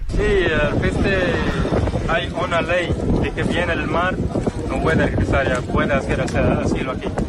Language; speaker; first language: Spanish; non-native, learner; Arabic